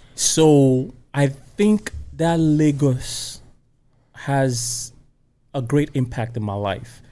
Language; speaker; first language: English; non-native, local second language; Igbo